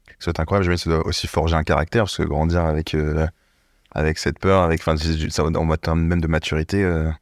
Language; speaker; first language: French; native; French